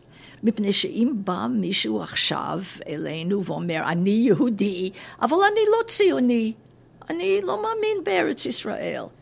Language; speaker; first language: Hebrew; non-native, fluent; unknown